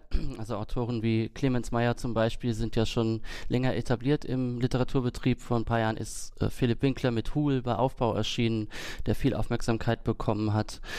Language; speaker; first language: German; native; German